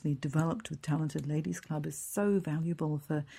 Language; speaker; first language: English; native; English